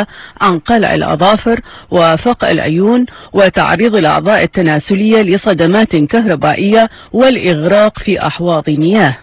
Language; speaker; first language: Arabic; native; Arabic